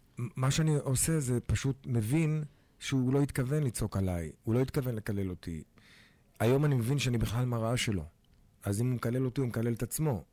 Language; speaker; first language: Hebrew; native; Hebrew